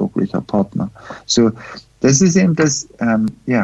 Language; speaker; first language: German; non-native, fluent; English